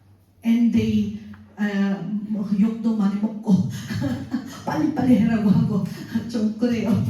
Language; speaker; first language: Korean; non-native, fluent; Filipino